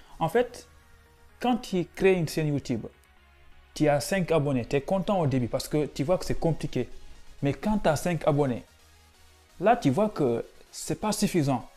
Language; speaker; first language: French; non-native, local second language; Wolof